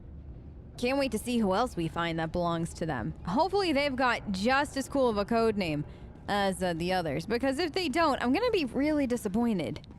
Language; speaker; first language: English; native; English